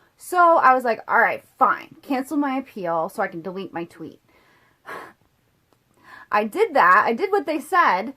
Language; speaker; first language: English; native; English